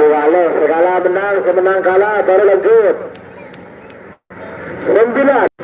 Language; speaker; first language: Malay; non-native, local second language; Madurese